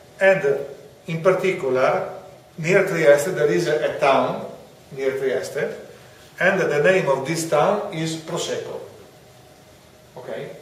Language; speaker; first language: English; non-native, fluent; Italian